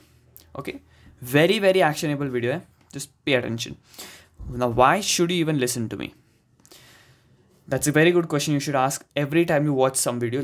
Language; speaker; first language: English; non-native, local second language; Hindi